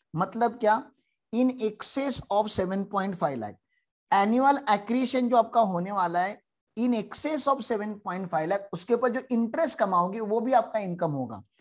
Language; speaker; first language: Hindi; native; Hindi